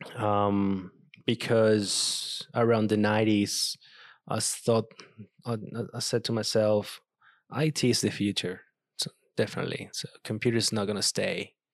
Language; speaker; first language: English; non-native, fluent; Spanish